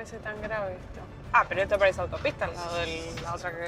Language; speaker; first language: Spanish; native; Spanish